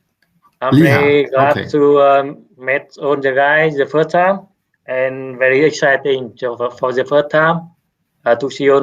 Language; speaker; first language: English; non-native, learner; Vietnamese